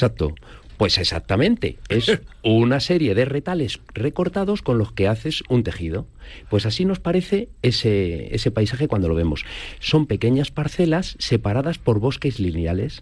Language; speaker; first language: Spanish; native; Spanish